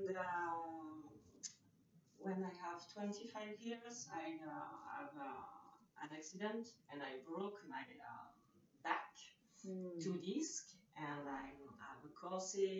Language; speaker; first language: English; non-native, learner; French